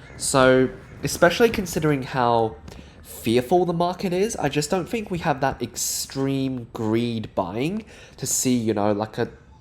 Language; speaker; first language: English; native; English